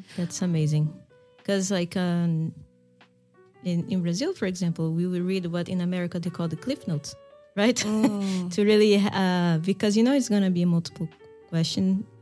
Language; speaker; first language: English; non-native, fluent; Portuguese